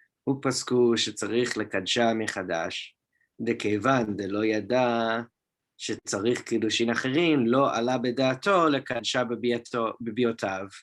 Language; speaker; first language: Hebrew; non-native, fluent; English